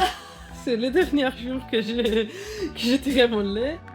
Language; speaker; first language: French; non-native, fluent; Spanish